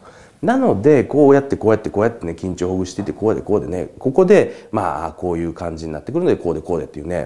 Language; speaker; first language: Japanese; native; Japanese